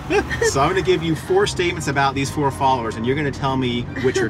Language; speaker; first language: English; native; English